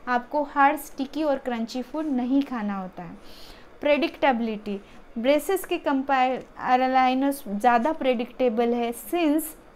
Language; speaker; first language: Hindi; non-native, local second language; Marathi